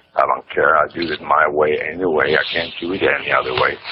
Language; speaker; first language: English; non-native, fluent; Swedish